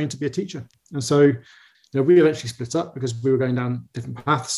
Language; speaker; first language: English; native; English